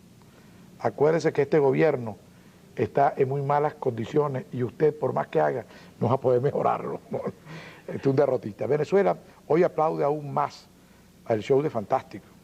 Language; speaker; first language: Spanish; native; Spanish